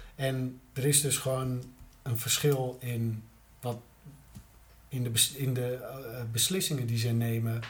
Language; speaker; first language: Dutch; native; Dutch